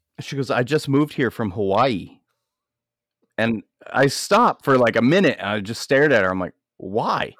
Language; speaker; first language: English; native; English